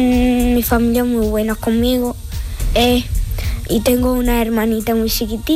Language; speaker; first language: Spanish; non-native, learner; Arabic